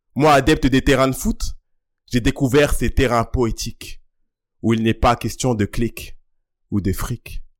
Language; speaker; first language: French; early bilingual, other home language; Lingala